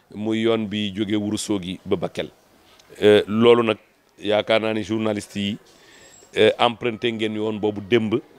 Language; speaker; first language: French; non-native, local second language; Fula